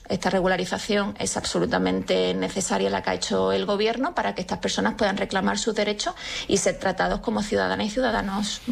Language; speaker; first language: Spanish; native; Spanish